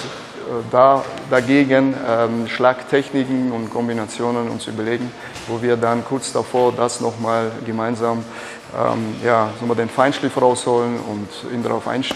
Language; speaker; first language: German; native; German